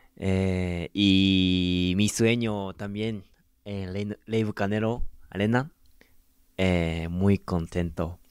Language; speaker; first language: Spanish; non-native, learner; Japanese